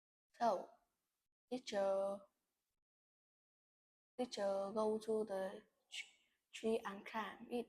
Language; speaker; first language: English; non-native, learner; Vietnamese